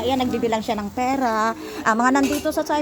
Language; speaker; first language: Filipino; native; Filipino